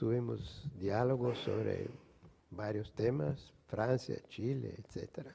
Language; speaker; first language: Spanish; non-native, fluent; Portuguese